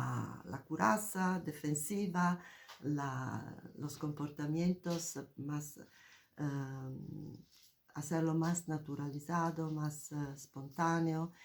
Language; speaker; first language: Spanish; non-native, fluent; Italian